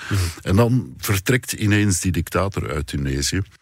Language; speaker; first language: Dutch; native; Dutch